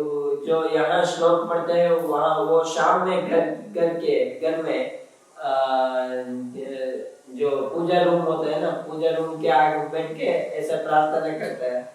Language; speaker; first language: Hindi; non-native, local second language; Kannada